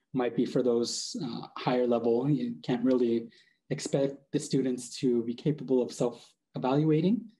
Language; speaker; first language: English; native; English